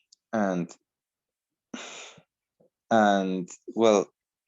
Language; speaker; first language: English; non-native, learner; Spanish